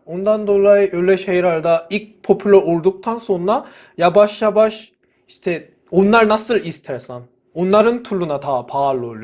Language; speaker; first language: Turkish; non-native, fluent; Korean